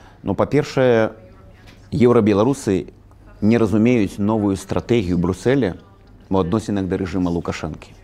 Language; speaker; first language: Belarusian; native; Belarusian